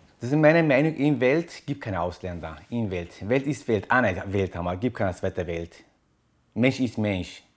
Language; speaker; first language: German; non-native, learner; Kurdish